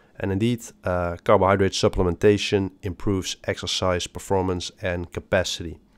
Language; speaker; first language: English; non-native, fluent; Dutch